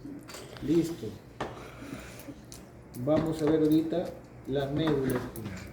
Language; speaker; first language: Spanish; native; Spanish